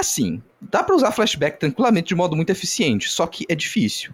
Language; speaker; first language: Portuguese; native; Portuguese